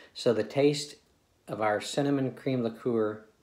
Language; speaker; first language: English; native; English